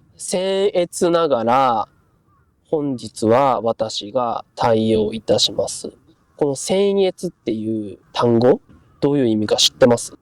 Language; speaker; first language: Japanese; native; Japanese